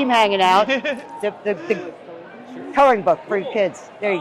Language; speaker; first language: English; native; English